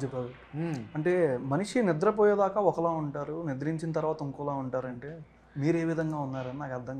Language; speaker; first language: Telugu; native; Telugu